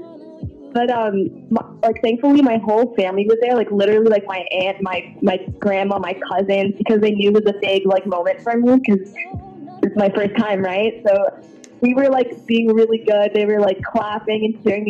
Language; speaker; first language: English; native; English